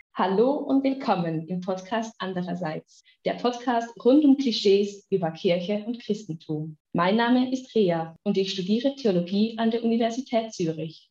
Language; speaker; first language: German; native; German